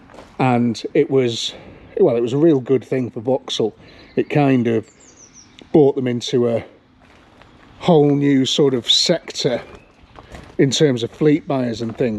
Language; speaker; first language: English; native; English